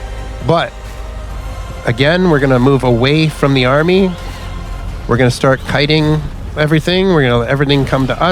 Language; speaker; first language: English; native; English